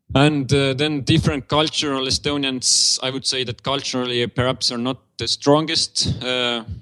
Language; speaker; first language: English; non-native, fluent; Estonian